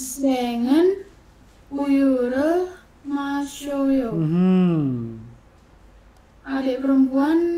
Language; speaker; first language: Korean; non-native, learner; Indonesian